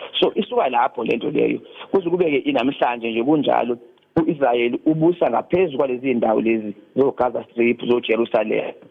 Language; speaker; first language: Zulu; native; Zulu